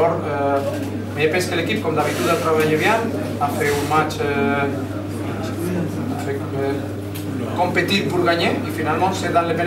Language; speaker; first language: French; non-native, learner; Spanish